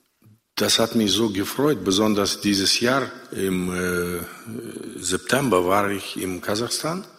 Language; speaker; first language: German; non-native, fluent; Russian